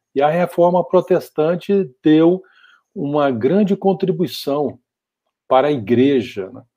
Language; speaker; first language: Portuguese; native; Portuguese